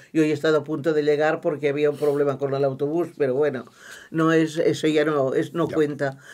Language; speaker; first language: Spanish; non-native, local second language; Catalan